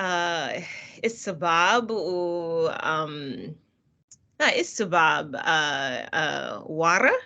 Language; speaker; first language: Arabic; non-native, learner; English